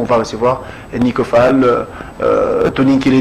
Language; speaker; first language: French; non-native, local second language; Lingala